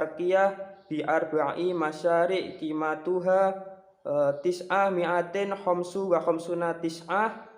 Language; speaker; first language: Arabic; non-native, learner; Indonesian